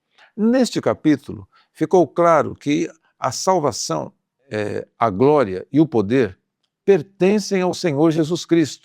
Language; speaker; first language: Portuguese; native; Portuguese